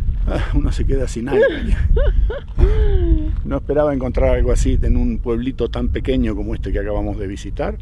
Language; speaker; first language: Spanish; native; Spanish